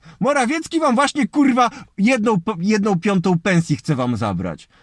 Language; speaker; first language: Polish; native; Polish